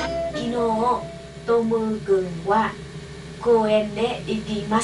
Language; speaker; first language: Japanese; non-native, learner; Vietnamese